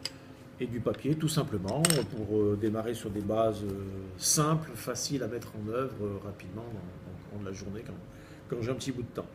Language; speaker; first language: French; native; French